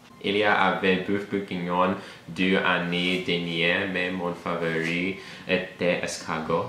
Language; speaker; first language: French; non-native, learner; English